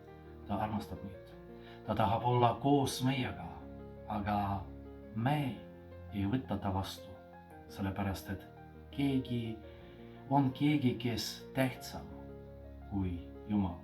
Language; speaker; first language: Estonian; non-native, fluent; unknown